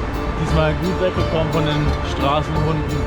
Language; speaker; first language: German; native; German